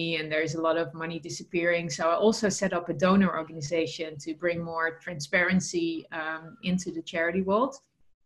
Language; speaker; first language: English; non-native, fluent; Dutch